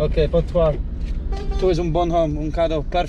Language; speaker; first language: French; non-native, learner; English